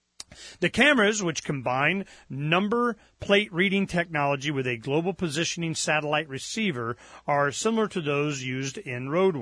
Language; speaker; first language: English; native; English